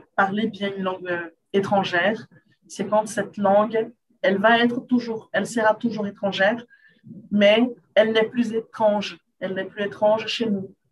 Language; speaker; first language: French; non-native, fluent; Portuguese